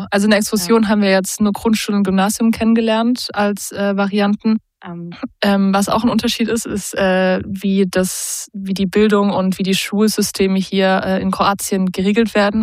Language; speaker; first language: German; native; German